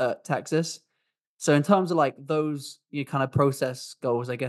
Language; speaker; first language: English; native; English